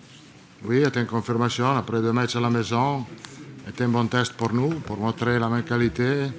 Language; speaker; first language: French; non-native, learner; Italian